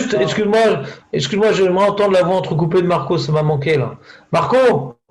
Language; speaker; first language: French; native; French